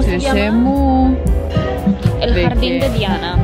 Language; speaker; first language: Spanish; non-native, learner; Polish